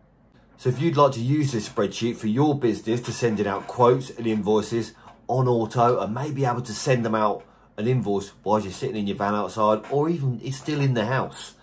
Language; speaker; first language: English; native; English